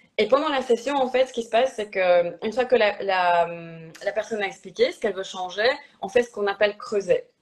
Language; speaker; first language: French; early bilingual, other home language; Polish